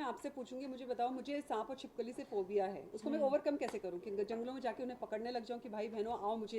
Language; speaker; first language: Hindi; native; Hindi